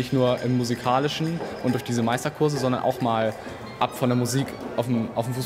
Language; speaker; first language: German; native; German